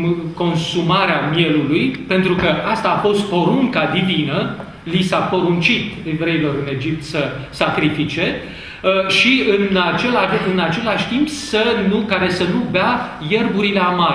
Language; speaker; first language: Romanian; native; Romanian